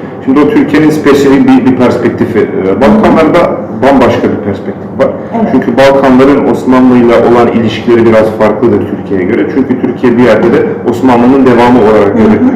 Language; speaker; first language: Turkish; non-native, fluent; Bosnian